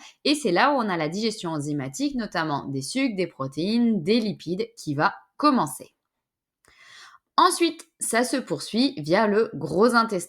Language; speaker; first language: French; native; French